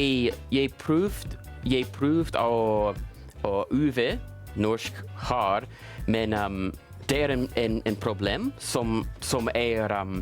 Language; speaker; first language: Norwegian; non-native, learner; English